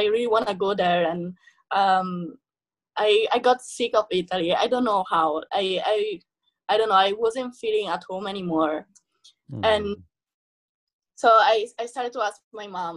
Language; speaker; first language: English; non-native, fluent; Italian